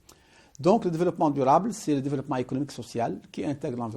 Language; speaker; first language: French; non-native, local second language; Arabic